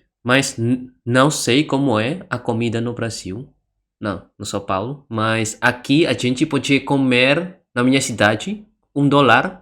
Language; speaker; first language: Portuguese; non-native, learner; Indonesian